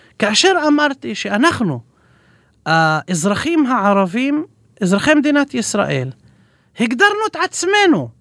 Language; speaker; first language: Hebrew; non-native, local second language; Arabic